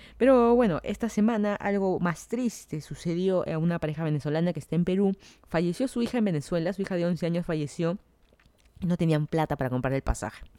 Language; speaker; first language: Spanish; native; Spanish